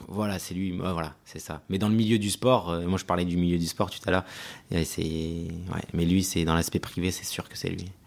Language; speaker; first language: French; early bilingual, other home language; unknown